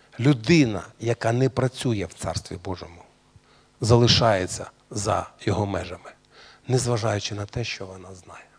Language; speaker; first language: Ukrainian; non-native, local second language; Russian